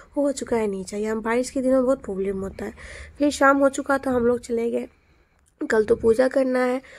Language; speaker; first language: Hindi; non-native, local second language; Bangla